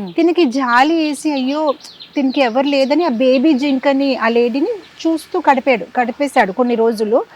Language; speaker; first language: Telugu; non-native, fluent; Gujarati